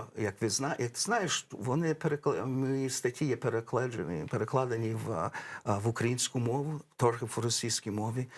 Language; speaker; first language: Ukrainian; early bilingual, heritage; English